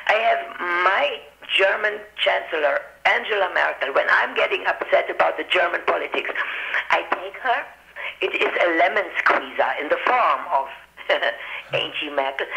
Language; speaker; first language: English; non-native, fluent; German